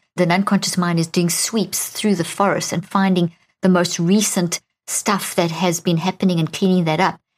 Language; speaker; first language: English; native; English